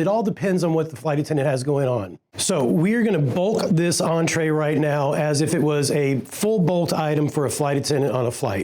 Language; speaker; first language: English; native; English